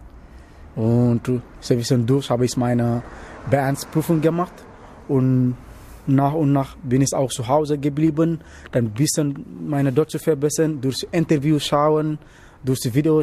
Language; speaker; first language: German; non-native, learner; Wolof